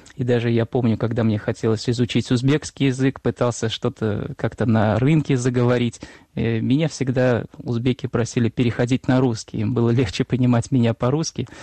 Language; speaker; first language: Russian; native; Russian